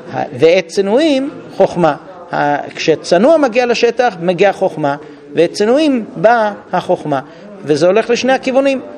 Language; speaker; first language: Hebrew; non-native, fluent; English